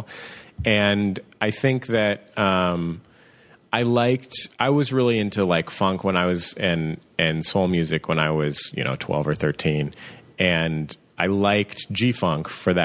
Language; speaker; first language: English; native; English